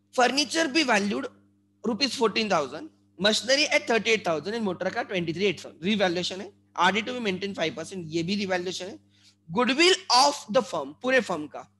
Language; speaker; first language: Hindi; non-native, local second language; Marathi